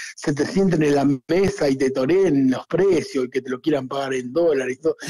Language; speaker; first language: Spanish; native; Spanish